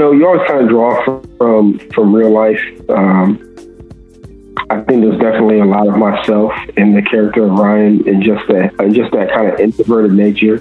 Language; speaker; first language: English; native; English